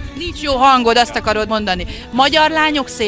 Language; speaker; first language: Hungarian; native; Hungarian